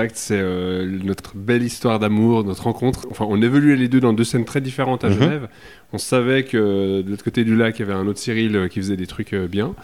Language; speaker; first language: French; native; French